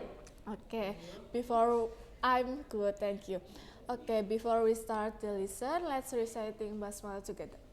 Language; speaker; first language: English; non-native, learner; Indonesian